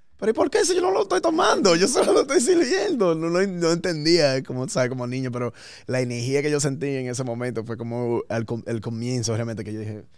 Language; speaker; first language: Spanish; early bilingual, heritage; Spanish